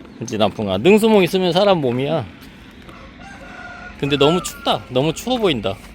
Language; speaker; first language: Korean; native; Korean